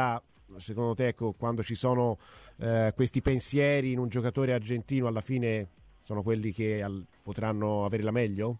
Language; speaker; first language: Italian; native; Italian